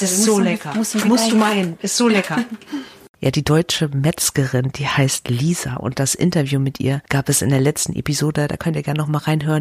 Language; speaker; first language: German; native; German